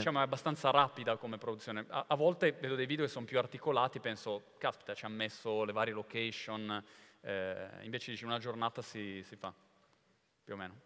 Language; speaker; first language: Italian; native; Italian